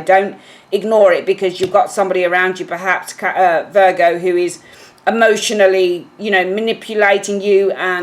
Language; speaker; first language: English; native; English